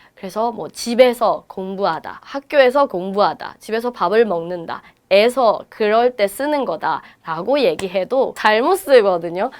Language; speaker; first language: Korean; non-native, fluent; Burmese